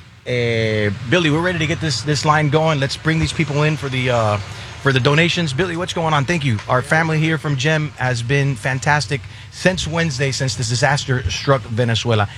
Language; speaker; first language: English; early bilingual, other home language; Spanish